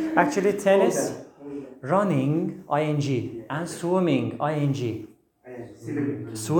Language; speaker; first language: English; non-native, fluent; Turkish